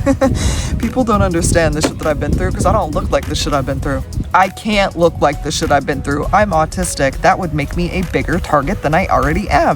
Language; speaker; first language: English; native; English